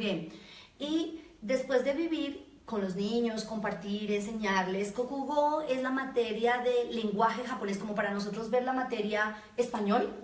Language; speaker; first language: Spanish; native; Spanish